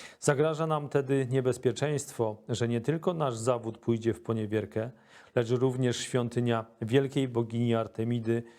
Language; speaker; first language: Polish; native; Polish